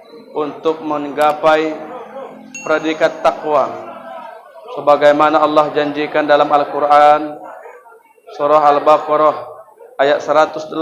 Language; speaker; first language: Indonesian; native; Indonesian